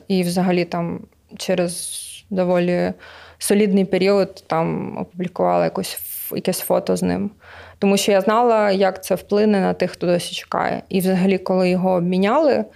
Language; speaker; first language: Ukrainian; native; Ukrainian